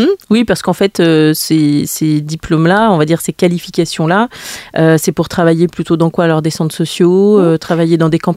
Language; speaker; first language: French; native; French